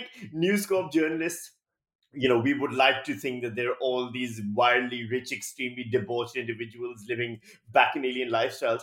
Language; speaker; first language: English; non-native, local second language; Urdu